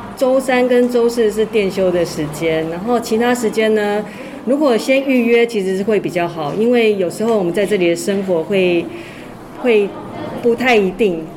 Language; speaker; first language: Chinese; native; Chinese